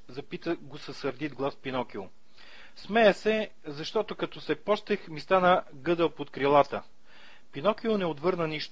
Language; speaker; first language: Bulgarian; native; Bulgarian